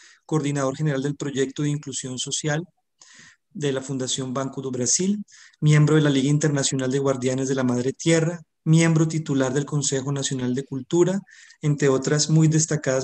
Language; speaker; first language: Spanish; native; Spanish